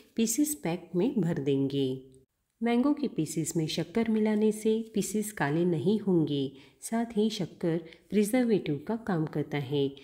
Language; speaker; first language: Hindi; non-native, local second language; Marathi